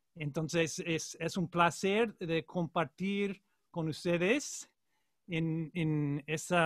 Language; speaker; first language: Spanish; non-native, learner; English